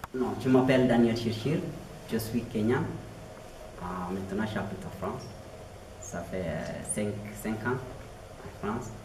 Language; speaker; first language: French; non-native, learner; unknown